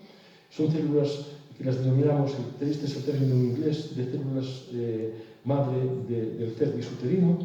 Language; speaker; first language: Spanish; native; Spanish